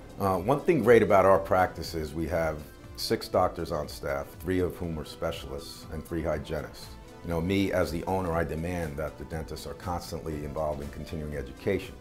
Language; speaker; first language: English; native; English